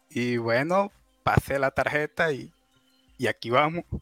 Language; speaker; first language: Spanish; native; Spanish